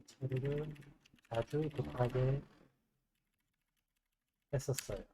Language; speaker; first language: Korean; non-native, fluent; English